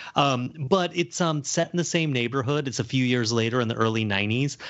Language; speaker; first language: English; native; English